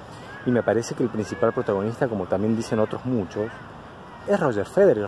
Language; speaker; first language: Spanish; native; Spanish